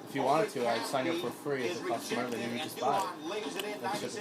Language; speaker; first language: English; native; English